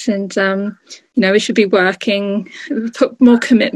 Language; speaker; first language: English; native; English